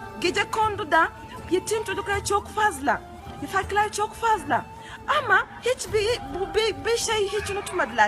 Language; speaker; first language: Turkish; non-native, learner; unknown